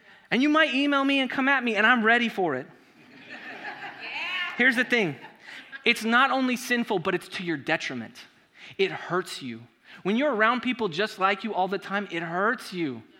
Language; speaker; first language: English; native; English